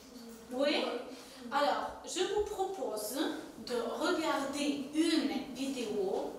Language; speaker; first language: French; non-native, fluent; Ukrainian